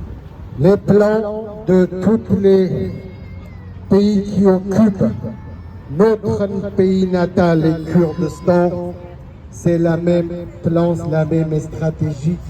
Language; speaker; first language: French; non-native, learner; Kurdish